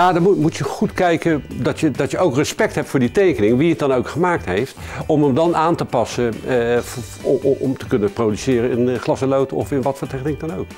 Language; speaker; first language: Dutch; native; Dutch